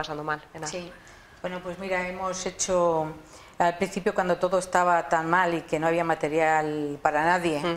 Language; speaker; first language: Spanish; native; Spanish